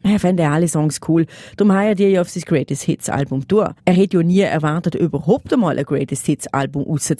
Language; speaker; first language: German; native; German